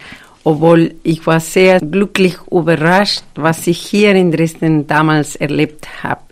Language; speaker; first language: German; non-native, fluent; Spanish